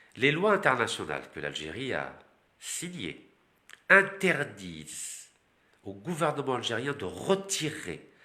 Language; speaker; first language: French; non-native, local second language; Arabic